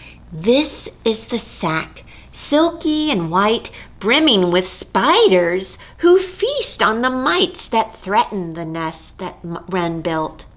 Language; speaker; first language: English; native; English